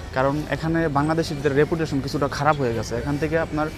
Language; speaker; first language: Bangla; native; Bangla